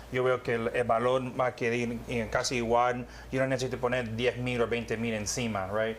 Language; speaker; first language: Spanish; early bilingual, heritage; Spanish